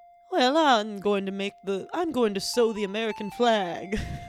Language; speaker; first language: English; native; English